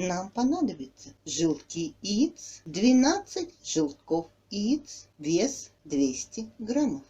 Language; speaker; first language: Russian; native; Russian